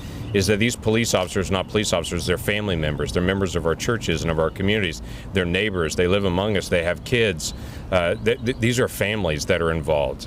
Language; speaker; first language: English; native; English